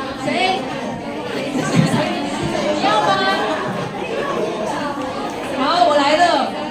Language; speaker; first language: Chinese; non-native, fluent; Filipino